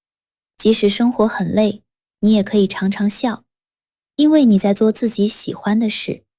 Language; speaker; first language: Chinese; non-native, fluent; Vietnamese